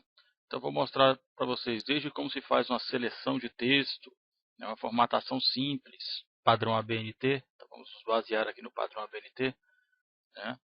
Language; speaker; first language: Portuguese; native; Portuguese